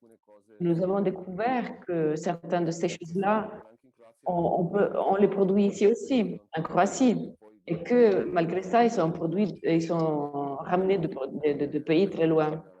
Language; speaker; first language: French; non-native, fluent; Italian